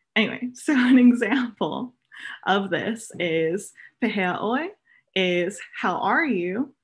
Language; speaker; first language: English; native; English